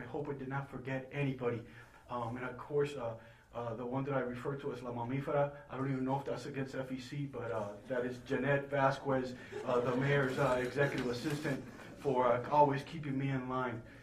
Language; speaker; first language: English; early bilingual, other home language; Spanish